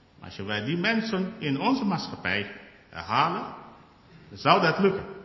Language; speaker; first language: Dutch; non-native, fluent; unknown